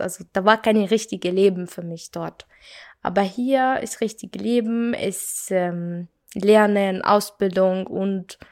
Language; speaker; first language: German; non-native, learner; Arabic